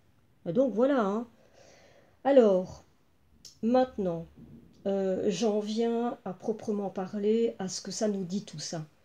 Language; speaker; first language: French; native; French